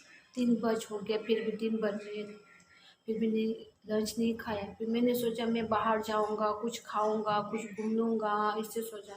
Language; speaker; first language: Hindi; non-native, learner; Tibetan